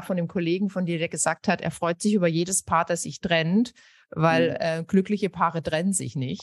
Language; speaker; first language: German; native; German